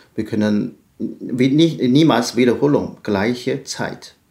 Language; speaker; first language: German; non-native, learner; Chinese